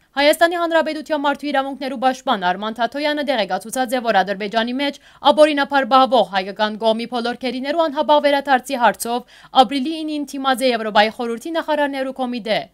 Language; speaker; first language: Armenian; early bilingual, heritage; Armenian